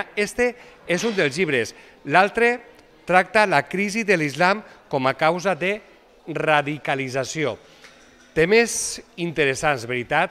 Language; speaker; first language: Spanish; non-native, local second language; Catalan